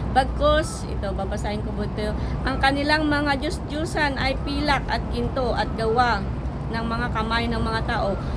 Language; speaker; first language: Filipino; non-native, local second language; Iloko